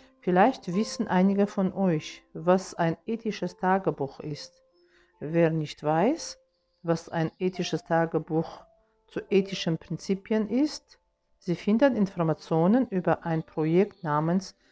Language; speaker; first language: German; non-native, fluent; Russian